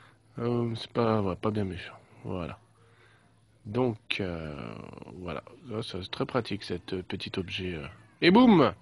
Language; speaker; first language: French; native; French